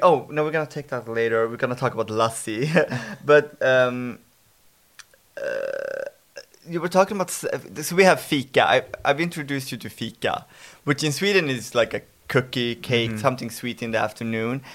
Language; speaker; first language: English; non-native, fluent; Swedish